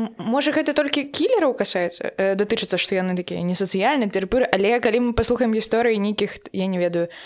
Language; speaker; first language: Belarusian; non-native, local second language; Russian